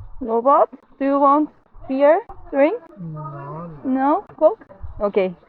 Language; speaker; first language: English; non-native, learner; Korean